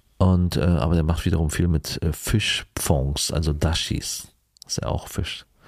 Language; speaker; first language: German; early bilingual, other home language; Vietnamese